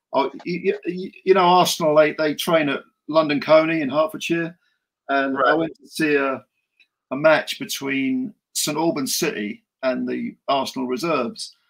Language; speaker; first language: English; native; English